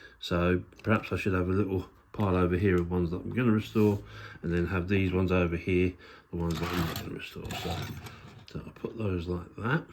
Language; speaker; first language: English; native; English